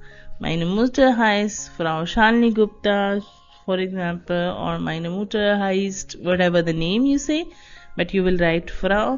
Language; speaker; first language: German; non-native, fluent; Hindi